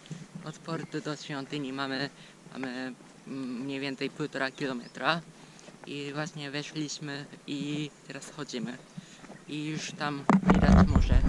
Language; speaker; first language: Polish; non-native, fluent; Japanese